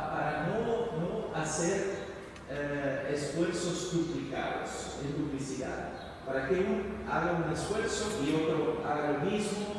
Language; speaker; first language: Spanish; non-native, fluent; Portuguese